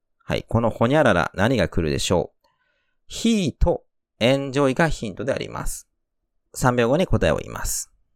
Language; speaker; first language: Japanese; native; Japanese